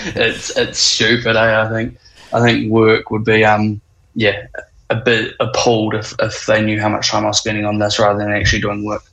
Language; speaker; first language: English; native; English